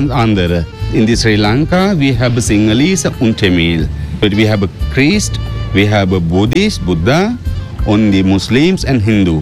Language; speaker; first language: German; non-native, learner; Sinhala